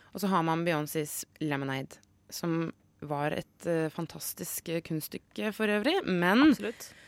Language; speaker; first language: Norwegian; native; Norwegian